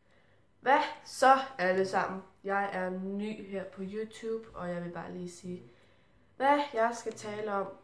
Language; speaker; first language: Danish; early bilingual, heritage; Danish